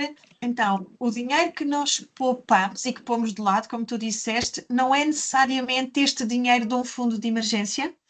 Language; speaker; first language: Portuguese; native; Portuguese